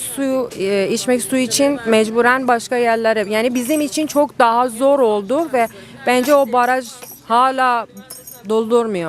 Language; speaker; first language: Turkish; non-native, learner; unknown